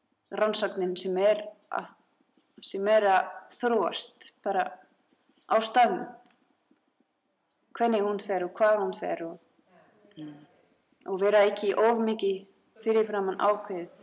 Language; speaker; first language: Icelandic; non-native, fluent; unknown